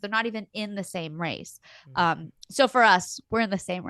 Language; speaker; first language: English; native; English